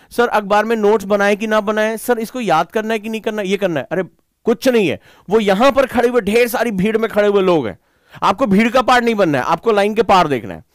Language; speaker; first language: Hindi; native; Hindi